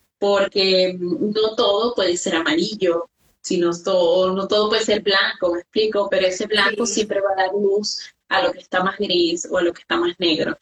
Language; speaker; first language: Spanish; native; Spanish